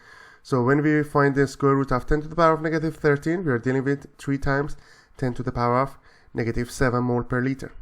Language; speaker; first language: English; non-native, fluent; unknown